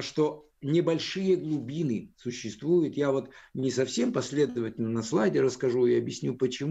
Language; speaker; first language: Russian; native; Russian